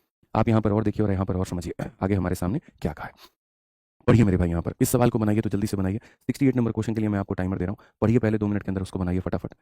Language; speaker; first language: Hindi; native; Hindi